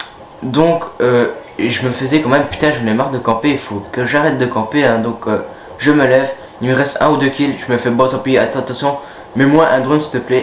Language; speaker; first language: French; native; French